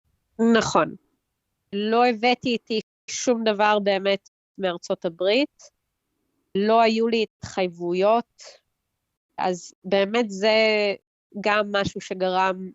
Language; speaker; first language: Hebrew; early bilingual, heritage; Hebrew